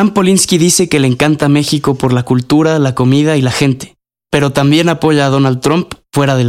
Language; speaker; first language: Spanish; native; Spanish